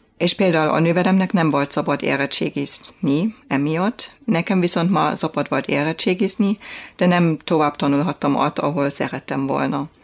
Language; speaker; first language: Hungarian; non-native, fluent; German